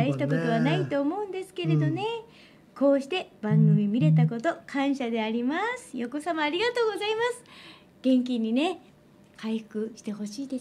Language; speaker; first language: Japanese; native; Japanese